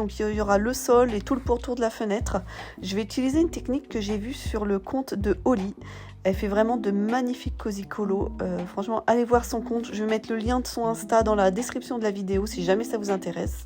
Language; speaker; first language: French; native; French